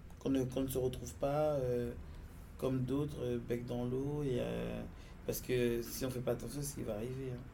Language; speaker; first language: French; native; French